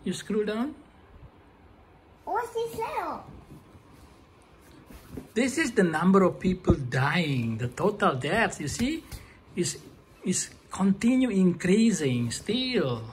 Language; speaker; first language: English; non-native, fluent; Indonesian